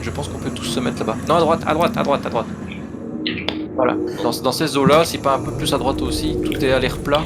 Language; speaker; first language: French; native; French